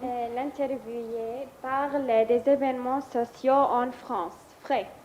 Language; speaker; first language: French; non-native, learner; Arabic